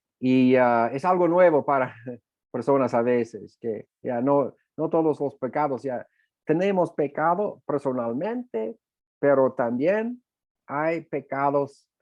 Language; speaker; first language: Spanish; non-native, fluent; English